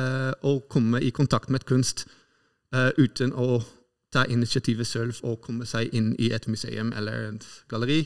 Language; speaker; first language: Norwegian; non-native, fluent; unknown